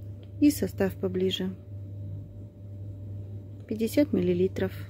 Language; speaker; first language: Russian; native; Russian